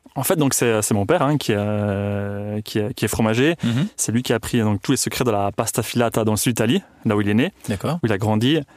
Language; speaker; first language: French; early bilingual, other home language; Italian